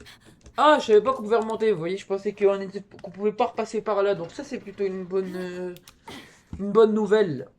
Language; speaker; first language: French; native; French